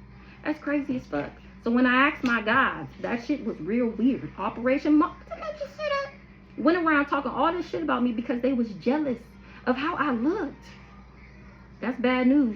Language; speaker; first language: English; native; English